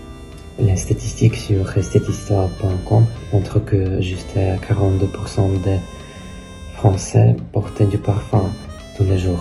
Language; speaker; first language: French; non-native, learner; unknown